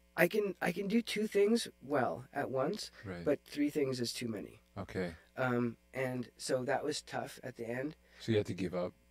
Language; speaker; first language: English; native; English